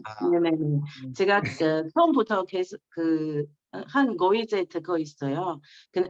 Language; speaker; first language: Korean; non-native, learner; Chinese